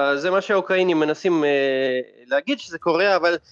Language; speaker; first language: Hebrew; non-native, fluent; Russian